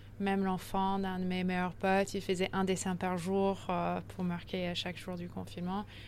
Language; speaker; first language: French; early bilingual, heritage; French